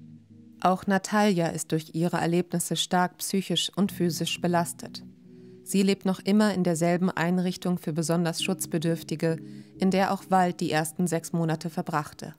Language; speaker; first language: German; native; German